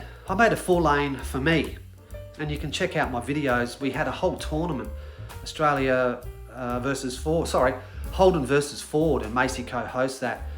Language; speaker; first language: English; native; English